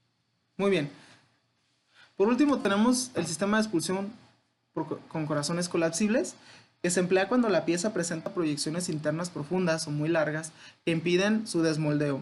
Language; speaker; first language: Spanish; native; Spanish